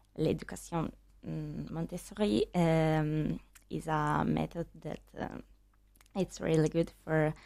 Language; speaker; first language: English; non-native, learner; Italian